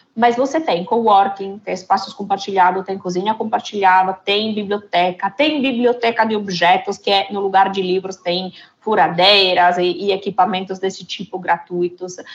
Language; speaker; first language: Portuguese; non-native, fluent; Italian